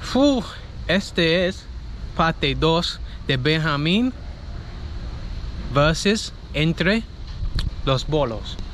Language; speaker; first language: Spanish; non-native, learner; English